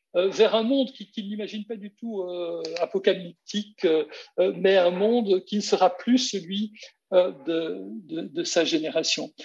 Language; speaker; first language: French; native; French